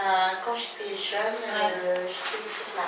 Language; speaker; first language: French; non-native, local second language; Malagasy